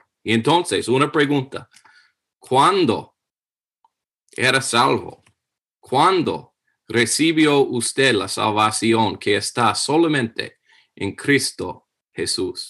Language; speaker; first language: Spanish; non-native, fluent; English